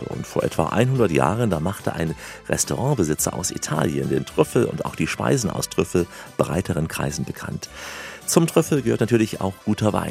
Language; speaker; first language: German; native; German